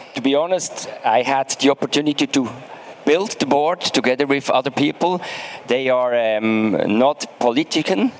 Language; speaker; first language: English; non-native, fluent; German